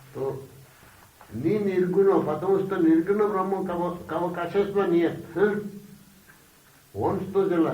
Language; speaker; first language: Russian; non-native, learner; Bangla